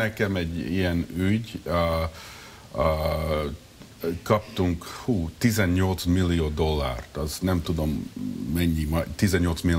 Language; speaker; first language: Hungarian; early bilingual, heritage; Hungarian